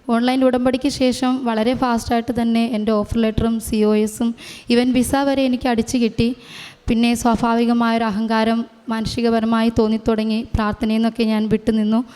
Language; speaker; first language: Malayalam; native; Malayalam